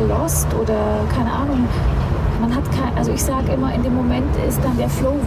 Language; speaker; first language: German; native; German